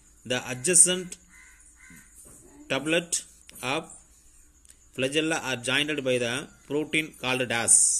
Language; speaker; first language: English; non-native, local second language; Tamil